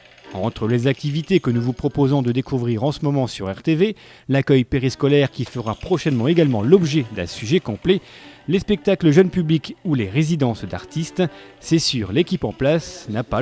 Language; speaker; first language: French; native; French